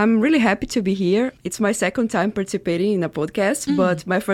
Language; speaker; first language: English; non-native, fluent; Portuguese